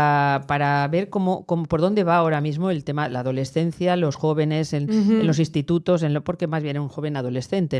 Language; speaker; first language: Spanish; native; Spanish